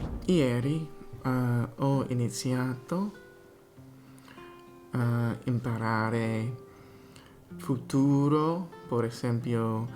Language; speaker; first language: Italian; non-native, learner; English